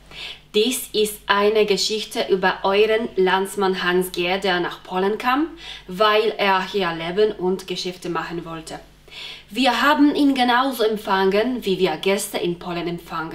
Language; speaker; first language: German; non-native, fluent; Polish